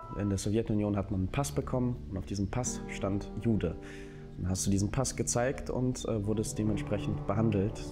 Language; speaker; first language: German; early bilingual, other home language; Russian